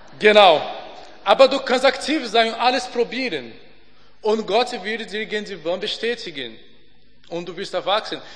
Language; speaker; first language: German; non-native, fluent; Portuguese